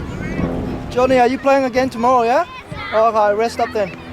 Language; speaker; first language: English; native; English